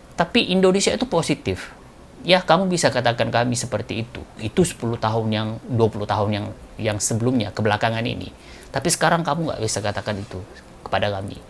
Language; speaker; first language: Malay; native; Malay